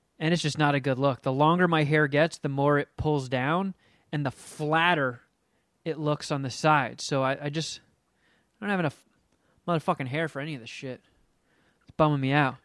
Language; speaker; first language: English; native; English